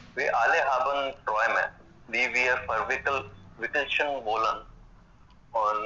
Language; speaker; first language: German; non-native, fluent; Hindi